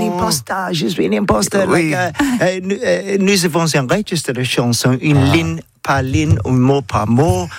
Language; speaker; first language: French; non-native, learner; English